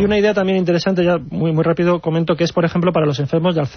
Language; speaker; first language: Spanish; native; Spanish